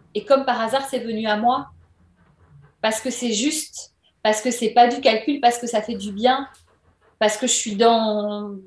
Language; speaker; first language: French; native; French